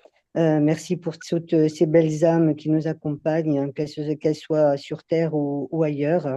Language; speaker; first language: French; native; French